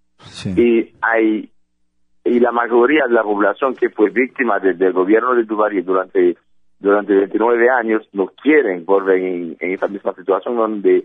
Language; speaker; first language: Spanish; non-native, fluent; Haitian Creole